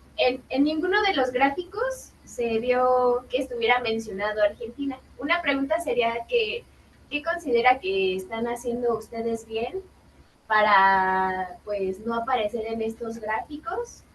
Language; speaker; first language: Spanish; native; Spanish